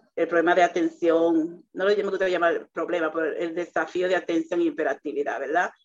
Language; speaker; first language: Spanish; native; Spanish